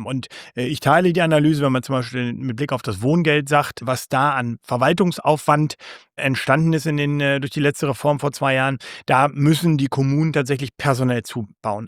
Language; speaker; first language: German; native; German